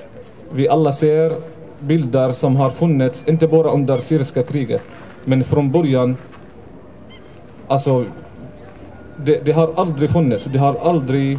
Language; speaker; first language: Swedish; non-native, fluent; Arabic